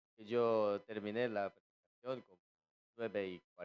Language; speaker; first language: Spanish; non-native, fluent; Korean